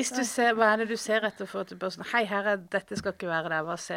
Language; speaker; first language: Norwegian; native; Norwegian